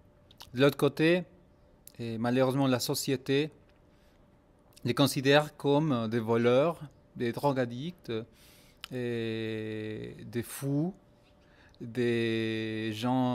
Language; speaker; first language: French; non-native, fluent; Spanish